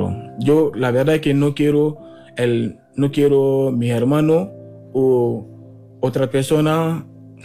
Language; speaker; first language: Spanish; non-native, learner; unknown